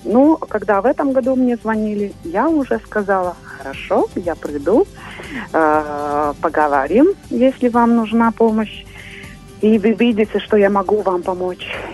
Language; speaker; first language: Russian; non-native, local second language; Latvian